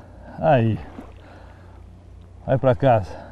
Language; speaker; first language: Portuguese; native; Portuguese